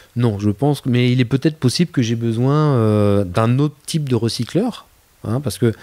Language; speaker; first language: French; native; French